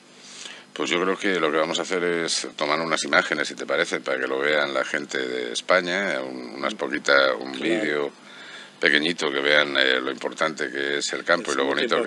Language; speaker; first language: Spanish; native; Spanish